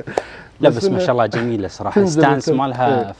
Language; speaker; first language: Arabic; native; Arabic